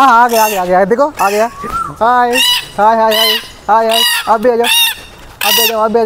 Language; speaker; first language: Hindi; non-native, local second language; Kannada